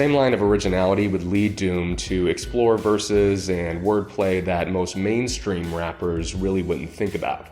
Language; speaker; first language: English; native; English